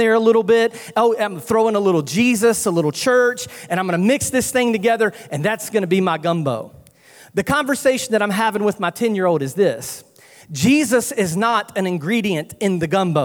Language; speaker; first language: English; native; English